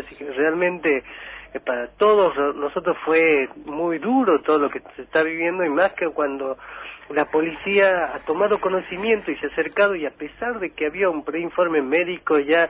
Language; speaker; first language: Spanish; native; Spanish